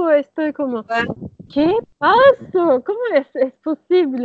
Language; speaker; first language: Spanish; non-native, learner; Turkish